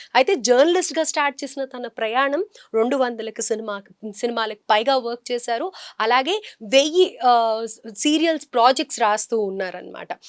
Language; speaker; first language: Telugu; native; Telugu